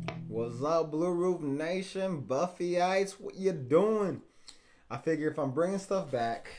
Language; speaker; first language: English; native; English